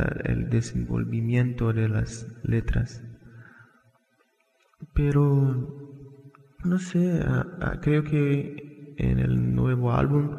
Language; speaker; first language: Spanish; non-native, fluent; Portuguese